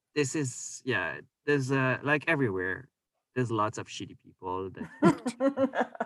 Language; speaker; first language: English; non-native, fluent; French